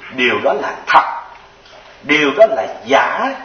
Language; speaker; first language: Vietnamese; native; Vietnamese